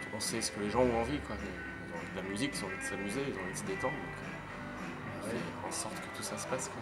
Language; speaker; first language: French; native; French